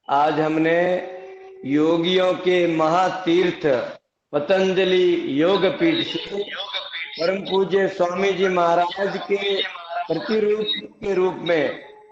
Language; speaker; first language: Hindi; non-native, local second language; Kannada